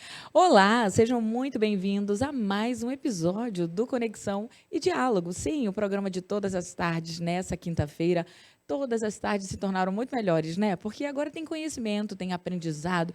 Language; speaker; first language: Portuguese; native; Portuguese